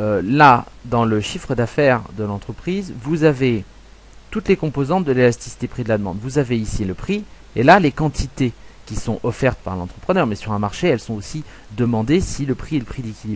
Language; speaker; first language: French; native; French